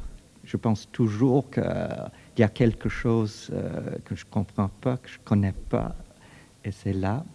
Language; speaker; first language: French; early bilingual, heritage; French